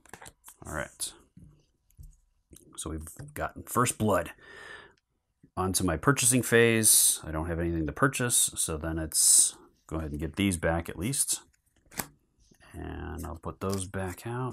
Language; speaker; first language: English; native; English